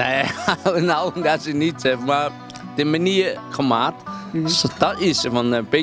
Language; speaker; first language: Dutch; non-native, learner; Cantonese